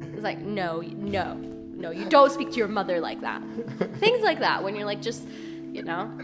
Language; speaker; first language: English; early bilingual, other home language; Hebrew